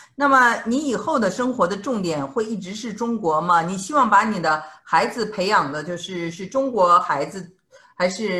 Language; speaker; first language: Chinese; native; Chinese